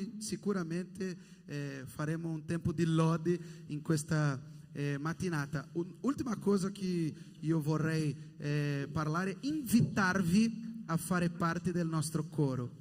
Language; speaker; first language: Italian; non-native, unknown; Portuguese